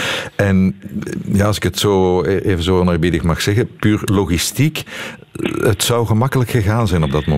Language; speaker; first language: Dutch; native; Dutch